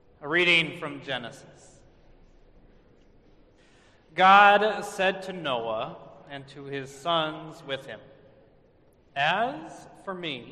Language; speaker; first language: English; native; English